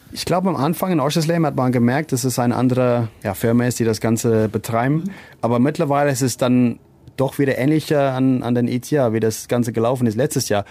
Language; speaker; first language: German; non-native, fluent; Afrikaans